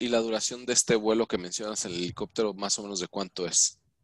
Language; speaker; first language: Spanish; native; Spanish